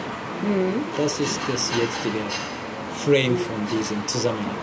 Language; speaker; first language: German; non-native, learner; Japanese